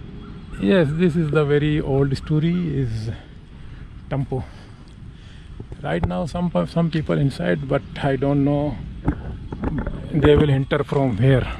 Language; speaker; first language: English; non-native, learner; Urdu